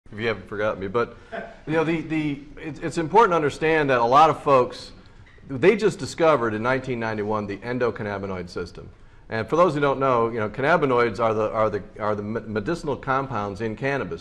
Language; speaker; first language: English; native; English